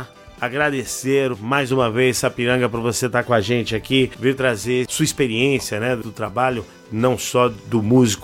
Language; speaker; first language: Portuguese; native; Portuguese